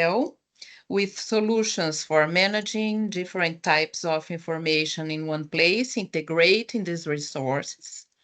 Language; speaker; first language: English; non-native, fluent; Portuguese